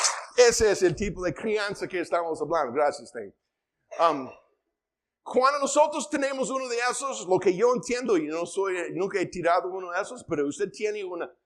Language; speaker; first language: Spanish; non-native, fluent; English